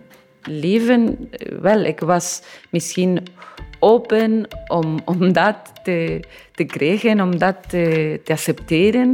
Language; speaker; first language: Dutch; non-native, learner; Spanish